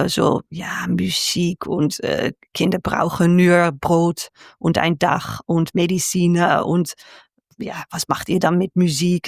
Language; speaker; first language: German; non-native, fluent; Dutch